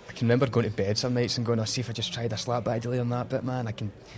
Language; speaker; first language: English; native; English